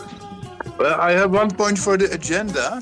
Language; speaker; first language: English; non-native, fluent; Dutch